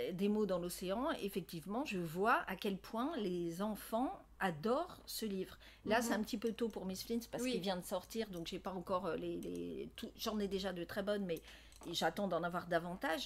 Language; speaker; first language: French; native; French